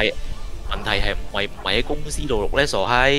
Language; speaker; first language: Chinese; native; Chinese